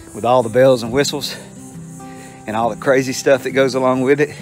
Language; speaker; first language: English; native; English